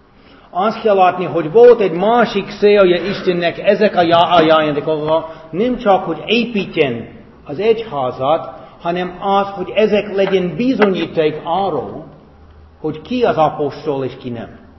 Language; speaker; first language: Hungarian; non-native, fluent; English